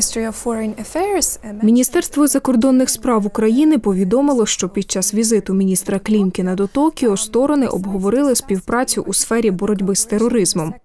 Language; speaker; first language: Ukrainian; native; Ukrainian